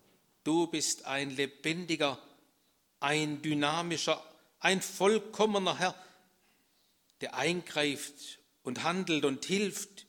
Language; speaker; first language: German; native; German